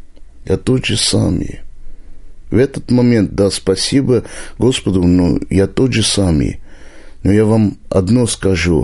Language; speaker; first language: Russian; non-native, local second language; Armenian